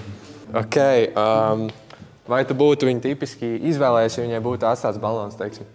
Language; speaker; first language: Latvian; native; Latvian